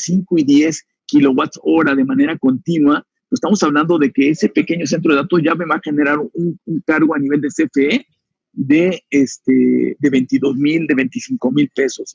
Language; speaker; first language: Spanish; native; Spanish